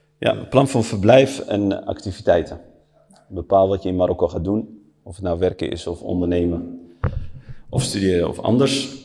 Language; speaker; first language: Dutch; early bilingual, other home language; Riffian